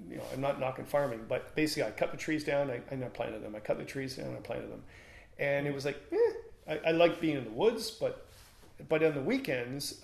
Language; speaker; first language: English; native; English